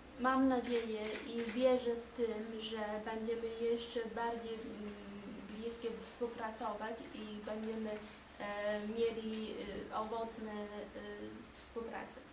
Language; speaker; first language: Polish; non-native, learner; Chinese